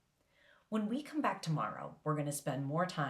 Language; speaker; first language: English; native; English